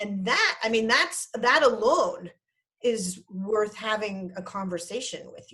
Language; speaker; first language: English; native; English